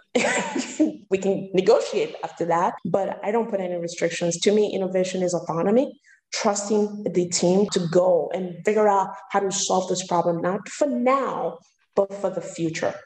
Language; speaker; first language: English; early bilingual, other home language; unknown